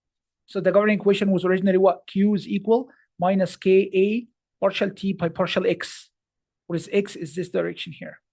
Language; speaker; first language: English; non-native, fluent; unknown